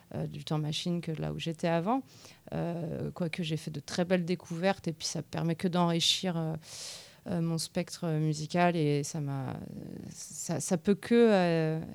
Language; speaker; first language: French; native; French